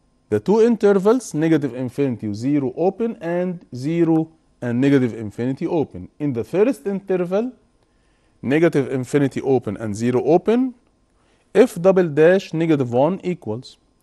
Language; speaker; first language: English; non-native, fluent; Arabic